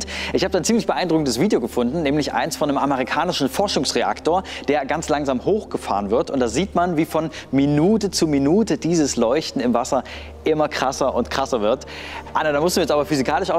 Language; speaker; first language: German; native; German